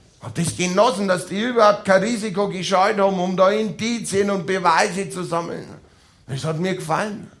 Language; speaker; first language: German; native; German